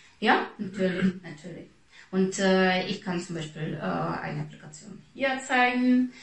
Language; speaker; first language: German; non-native, fluent; Russian